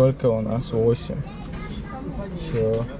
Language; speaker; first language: Russian; non-native, local second language; Chechen